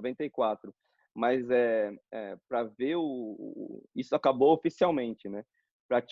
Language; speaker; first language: Portuguese; native; Portuguese